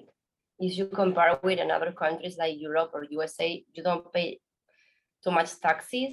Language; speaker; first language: English; non-native, learner; Spanish